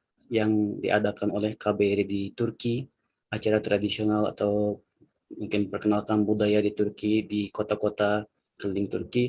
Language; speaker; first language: Indonesian; non-native, learner; Turkish